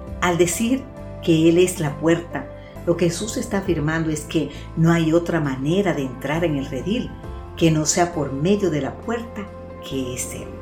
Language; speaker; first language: Spanish; native; Spanish